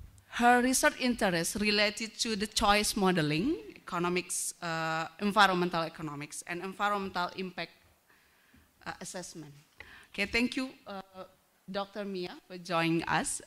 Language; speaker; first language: English; non-native, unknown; Indonesian